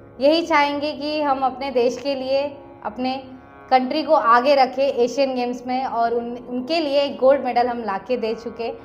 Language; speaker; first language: Hindi; non-native, local second language; Nepali